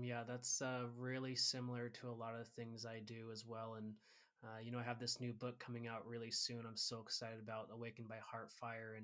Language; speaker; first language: English; native; English